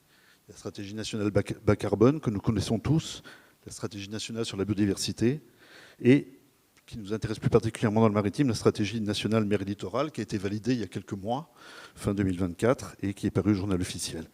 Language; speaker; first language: French; native; French